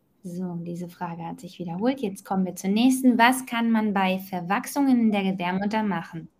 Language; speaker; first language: German; native; German